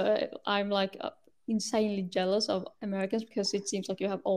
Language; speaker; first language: English; non-native, fluent; Swedish